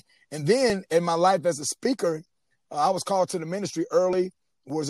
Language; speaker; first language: English; native; English